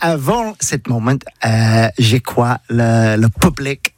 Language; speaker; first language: French; non-native, learner; English